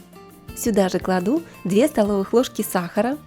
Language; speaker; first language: Russian; native; Russian